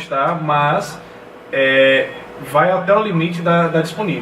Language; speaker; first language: Portuguese; native; Portuguese